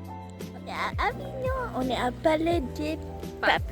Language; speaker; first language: French; non-native, learner; Indonesian